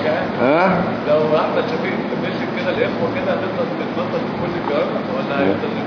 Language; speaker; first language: Arabic; native; Arabic